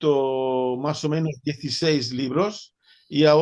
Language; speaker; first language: Spanish; non-native, fluent; Italian